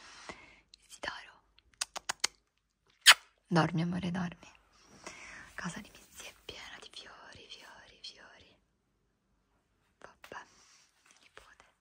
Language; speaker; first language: Italian; native; Italian